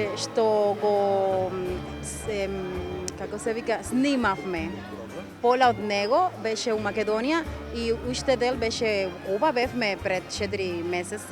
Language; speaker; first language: Macedonian; non-native, learner; Spanish